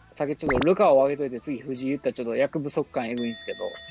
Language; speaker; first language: Japanese; native; Japanese